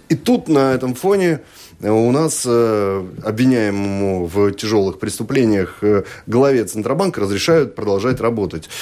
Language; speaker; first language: Russian; native; Russian